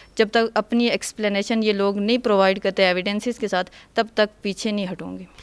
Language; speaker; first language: Urdu; non-native, local second language; Punjabi